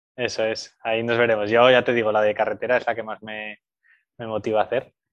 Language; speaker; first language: Spanish; native; Spanish